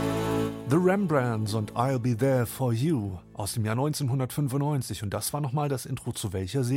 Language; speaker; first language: German; native; German